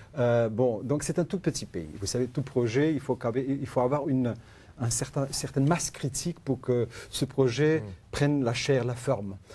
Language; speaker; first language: French; non-native, fluent; Macedonian